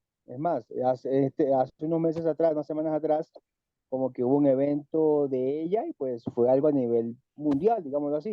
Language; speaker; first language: Spanish; native; Spanish